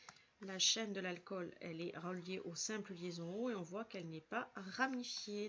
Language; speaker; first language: French; native; French